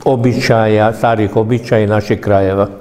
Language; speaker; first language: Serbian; non-native, local second language; Hungarian